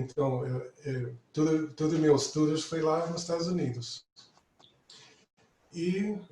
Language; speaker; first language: Portuguese; non-native, fluent; English